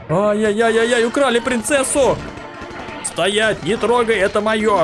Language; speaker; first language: Russian; native; Russian